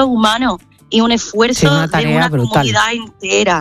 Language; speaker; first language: Spanish; non-native, fluent; English